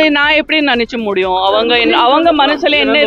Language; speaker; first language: Tamil; non-native, fluent; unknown